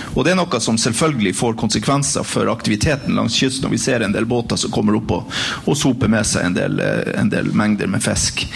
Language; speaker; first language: Norwegian; native; Norwegian